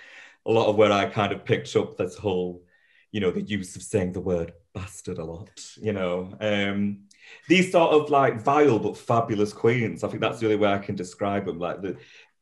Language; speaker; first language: English; native; English